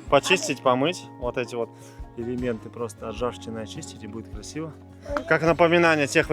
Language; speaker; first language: Russian; native; Russian